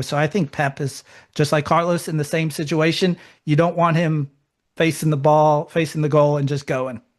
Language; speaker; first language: English; native; English